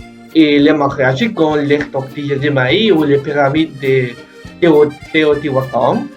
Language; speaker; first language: French; non-native, learner; Spanish